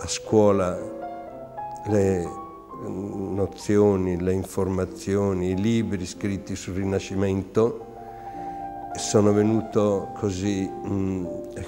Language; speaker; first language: Italian; native; Italian